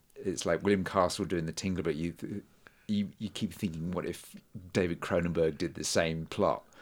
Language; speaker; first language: English; native; English